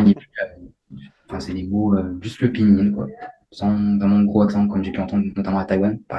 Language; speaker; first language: French; native; French